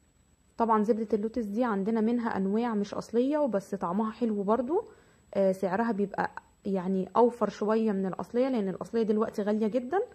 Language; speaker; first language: Arabic; native; Arabic